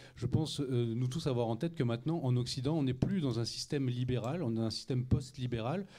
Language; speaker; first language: French; native; French